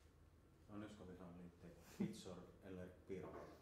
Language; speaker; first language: Swedish; non-native, local second language; Finnish